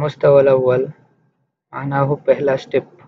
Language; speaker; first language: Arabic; non-native, fluent; Urdu